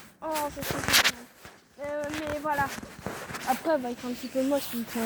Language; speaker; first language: French; native; French